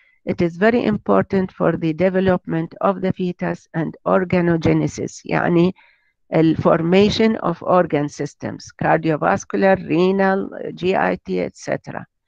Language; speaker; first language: English; non-native, fluent; Arabic